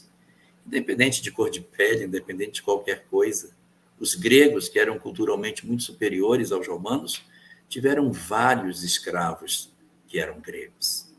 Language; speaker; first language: Portuguese; native; Portuguese